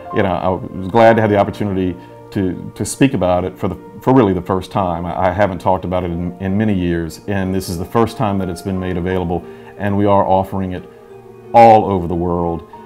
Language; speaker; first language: English; native; English